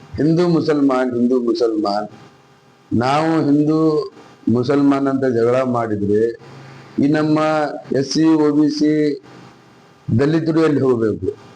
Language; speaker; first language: Kannada; non-native, local second language; Urdu